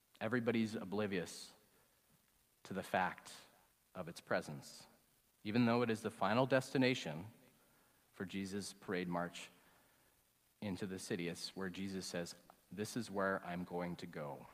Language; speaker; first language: English; native; English